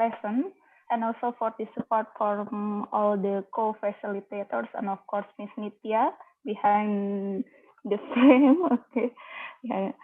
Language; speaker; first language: English; non-native, learner; Indonesian